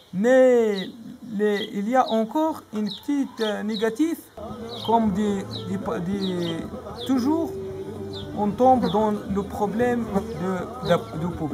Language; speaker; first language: French; non-native, learner; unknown